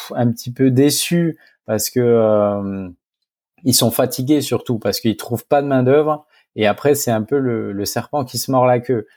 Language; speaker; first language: French; native; French